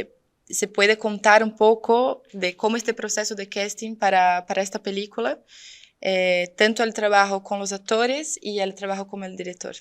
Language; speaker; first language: Spanish; non-native, fluent; Portuguese